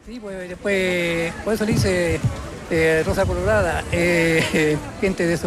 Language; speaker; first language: Spanish; native; Spanish